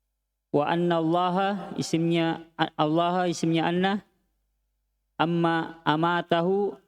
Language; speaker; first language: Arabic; non-native, learner; Indonesian